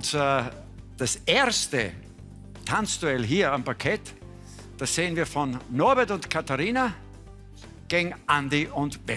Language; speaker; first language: German; native; German